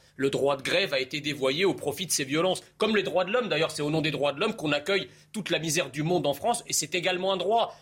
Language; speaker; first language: French; early bilingual, other home language; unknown